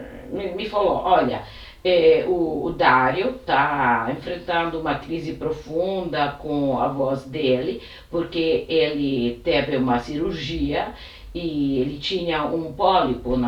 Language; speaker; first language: Portuguese; non-native, fluent; Italian